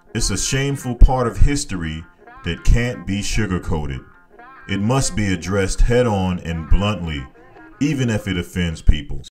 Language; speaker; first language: English; native; English